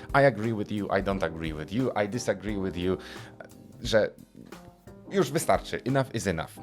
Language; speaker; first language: English; non-native, fluent; Polish